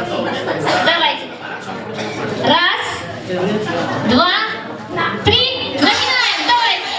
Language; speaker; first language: Russian; non-native, local second language; Uzbek